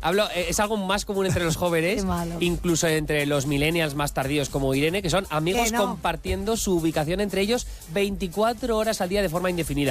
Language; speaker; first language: Spanish; native; Spanish